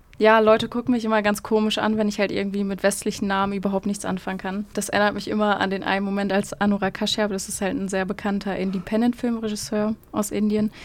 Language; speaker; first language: German; early bilingual, other home language; Uzbek